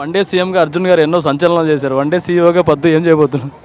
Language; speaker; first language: Telugu; native; Telugu